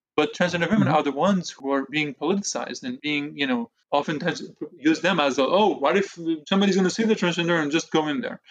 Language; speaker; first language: English; early bilingual, other home language; Hebrew